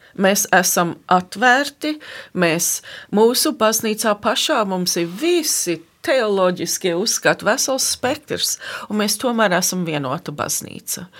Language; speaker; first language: Latvian; early bilingual, heritage; Latvian